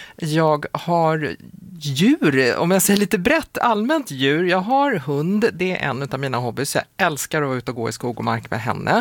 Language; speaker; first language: Swedish; native; Swedish